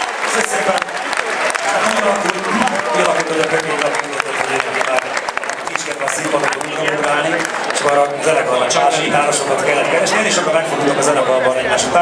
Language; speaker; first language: Hungarian; native; Hungarian